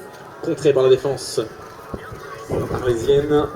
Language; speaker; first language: French; native; French